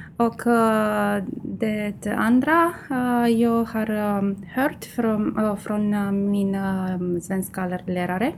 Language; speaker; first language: Swedish; non-native, learner; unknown